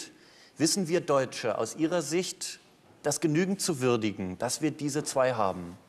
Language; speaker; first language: German; native; German